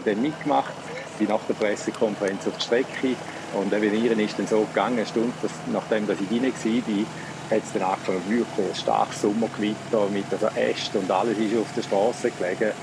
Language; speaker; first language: German; native; German